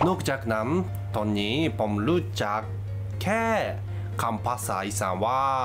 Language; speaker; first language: Thai; non-native, fluent; Japanese